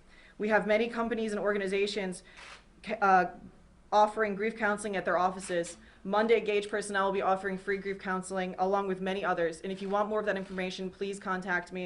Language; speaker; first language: English; native; English